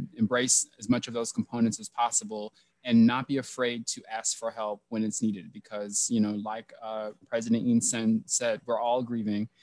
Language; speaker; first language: English; native; English